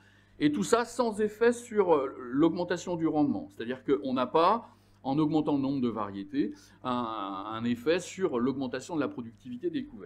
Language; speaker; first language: French; native; French